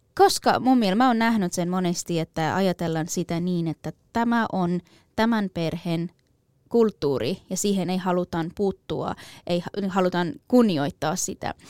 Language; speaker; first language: Finnish; non-native, fluent; Persian